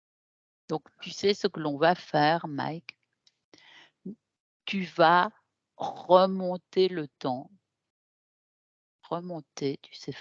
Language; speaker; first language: French; native; French